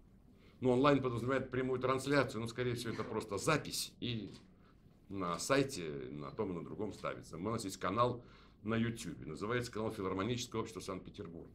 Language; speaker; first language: Russian; native; Russian